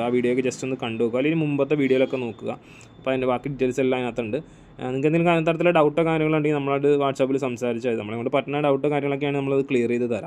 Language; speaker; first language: Malayalam; native; Malayalam